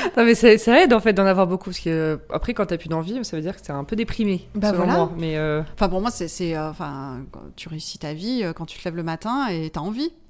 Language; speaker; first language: French; native; French